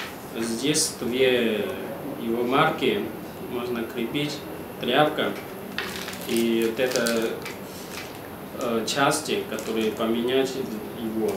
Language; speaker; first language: Russian; non-native, learner; Chinese